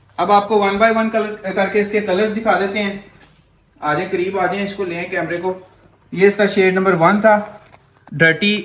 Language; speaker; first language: Urdu; non-native, local second language; Punjabi